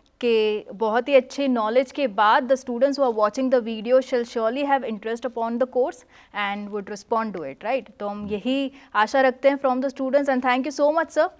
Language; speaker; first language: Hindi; non-native, local second language; Gujarati